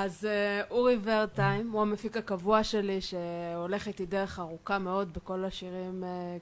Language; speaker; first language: Hebrew; native; Hebrew